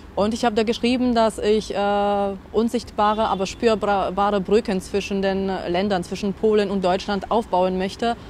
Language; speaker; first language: German; non-native, fluent; Polish